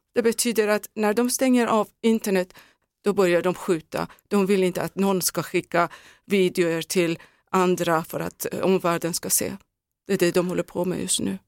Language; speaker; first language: Swedish; non-native, fluent; Persian